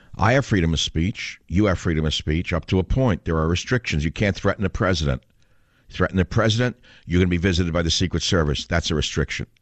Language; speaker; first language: English; native; English